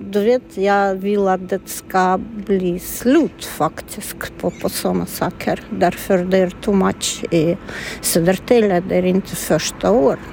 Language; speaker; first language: Swedish; non-native, learner; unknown